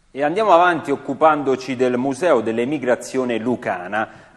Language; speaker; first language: Italian; early bilingual, other home language; Spanish